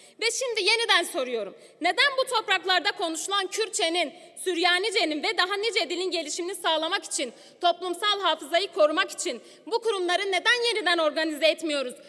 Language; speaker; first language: Turkish; non-native, local second language; Kurdish